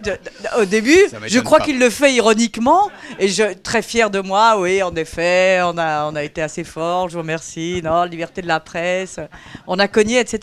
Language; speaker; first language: French; native; French